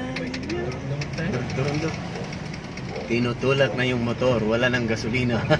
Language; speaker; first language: Filipino; native; Filipino